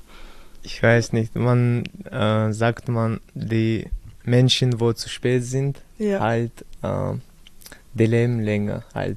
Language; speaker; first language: German; early bilingual, other home language; Chechen